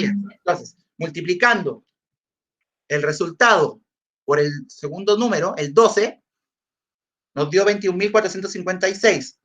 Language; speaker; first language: Spanish; native; Spanish